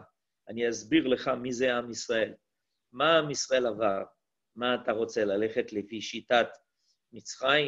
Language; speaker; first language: Hebrew; non-native, fluent; French